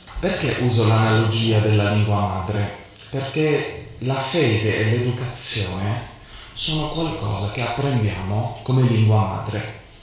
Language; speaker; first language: Italian; non-native, fluent; Arabic